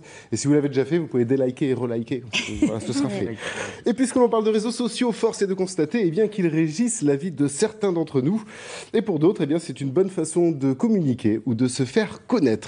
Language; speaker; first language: French; native; French